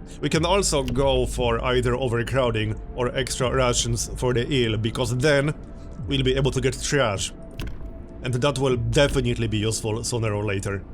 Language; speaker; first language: English; native; English